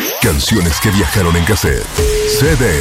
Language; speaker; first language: Spanish; native; Spanish